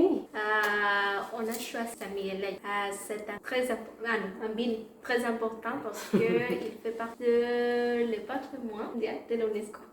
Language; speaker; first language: French; non-native, learner; Spanish